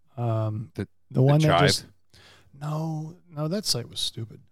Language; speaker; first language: English; native; English